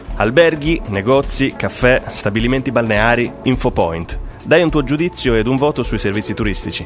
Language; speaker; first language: Italian; native; Italian